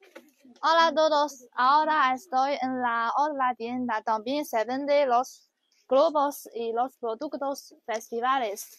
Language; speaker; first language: Spanish; non-native, learner; Chinese